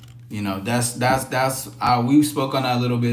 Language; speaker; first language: English; native; English